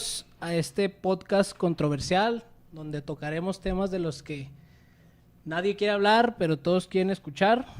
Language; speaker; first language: Spanish; native; Spanish